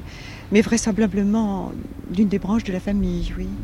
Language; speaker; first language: French; native; French